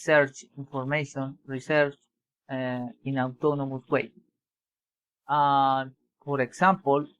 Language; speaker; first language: English; non-native, learner; Spanish